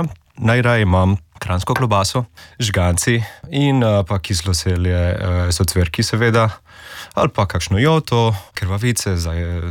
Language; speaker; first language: Slovenian; non-native, fluent; Spanish